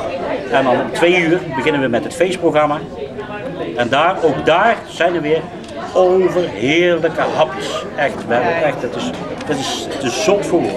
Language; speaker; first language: Dutch; native; Dutch